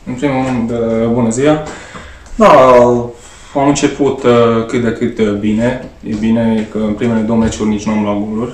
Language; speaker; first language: Romanian; non-native, local second language; Hungarian